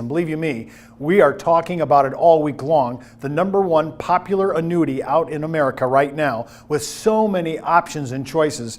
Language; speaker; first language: English; native; English